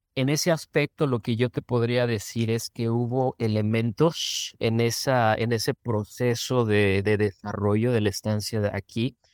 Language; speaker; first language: Spanish; native; Spanish